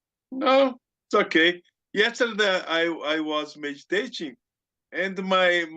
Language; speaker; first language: English; non-native, learner; Portuguese